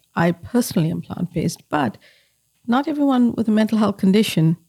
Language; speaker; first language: English; native; English